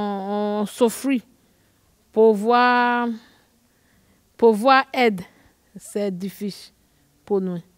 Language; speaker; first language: French; non-native, learner; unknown